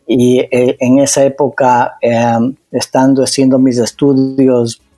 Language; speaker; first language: Spanish; native; Spanish